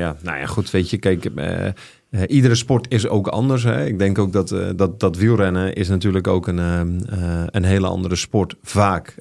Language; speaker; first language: Dutch; native; Dutch